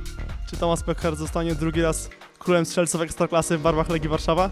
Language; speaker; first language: Polish; native; Polish